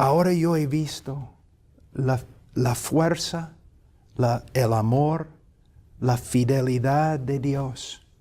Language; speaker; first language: Spanish; non-native, fluent; English